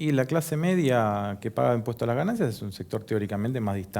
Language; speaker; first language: Spanish; native; Spanish